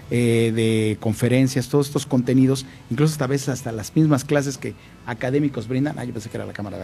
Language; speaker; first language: Spanish; native; Spanish